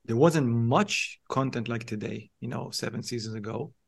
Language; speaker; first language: English; non-native, fluent; Hebrew